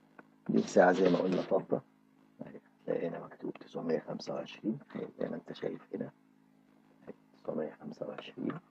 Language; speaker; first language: Arabic; native; Arabic